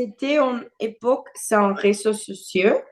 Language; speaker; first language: French; non-native, learner; Portuguese